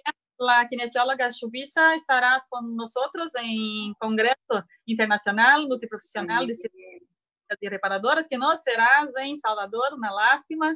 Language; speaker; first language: Spanish; non-native, learner; Portuguese